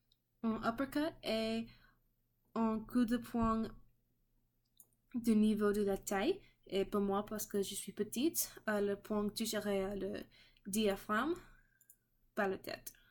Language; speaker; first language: French; non-native, learner; English